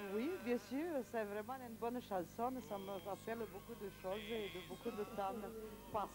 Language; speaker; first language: French; non-native, learner; Serbian